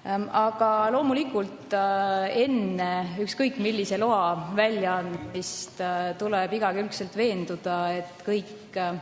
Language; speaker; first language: Estonian; native; Estonian